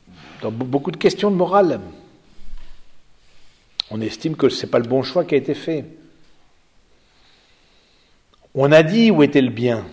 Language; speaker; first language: French; native; French